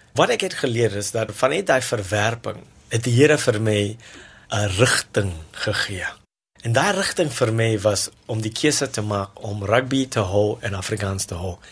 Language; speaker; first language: Afrikaans; non-native, local second language; English